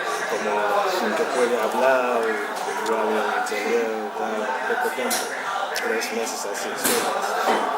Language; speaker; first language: Spanish; non-native, learner; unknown